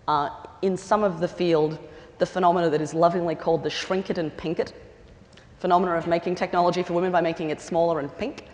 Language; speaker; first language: English; native; English